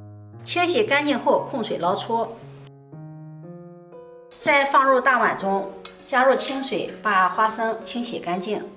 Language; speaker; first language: Chinese; native; Chinese